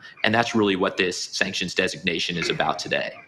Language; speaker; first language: English; native; English